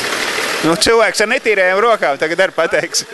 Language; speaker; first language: Latvian; native; Latvian